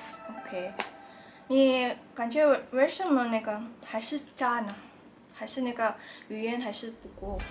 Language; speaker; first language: Chinese; non-native, fluent; Indonesian